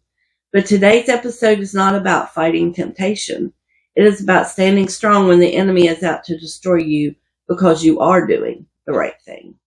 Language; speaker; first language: English; native; English